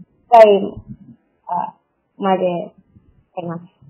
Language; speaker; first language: Japanese; non-native, learner; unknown